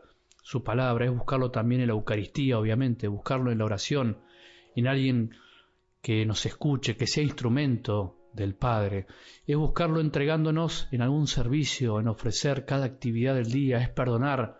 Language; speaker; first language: Spanish; native; Spanish